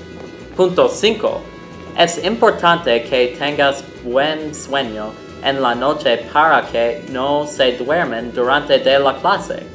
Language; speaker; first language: Spanish; non-native, learner; English